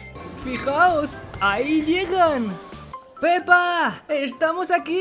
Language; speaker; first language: Spanish; native; Spanish